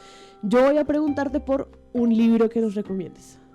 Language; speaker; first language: Spanish; native; Spanish